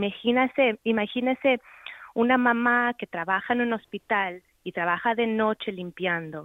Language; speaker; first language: Spanish; native; Spanish